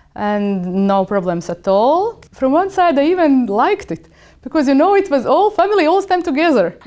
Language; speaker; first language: English; non-native, fluent; Latvian